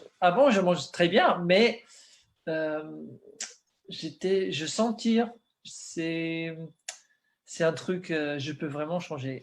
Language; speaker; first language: French; non-native, learner; English